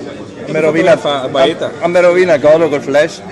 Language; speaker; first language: Italian; native; Italian